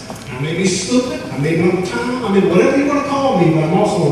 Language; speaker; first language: English; native; English